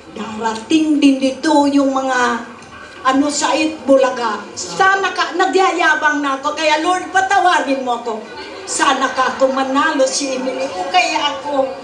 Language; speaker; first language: Filipino; non-native, local second language; Bikol